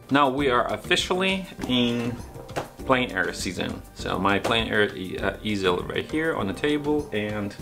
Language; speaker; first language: English; non-native, fluent; Ukrainian